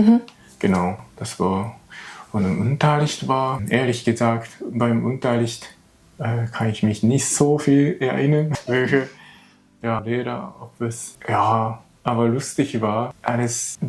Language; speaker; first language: German; non-native, learner; Japanese